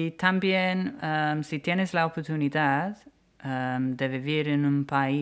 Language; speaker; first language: Spanish; non-native, fluent; English